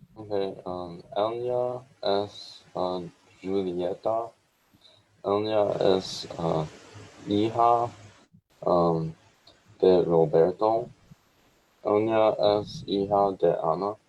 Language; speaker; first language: Spanish; non-native, learner; English